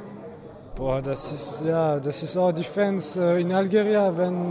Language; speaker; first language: German; non-native, learner; French